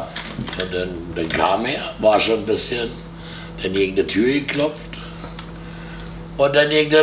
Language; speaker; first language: German; native; German